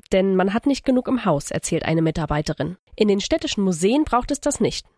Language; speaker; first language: German; native; German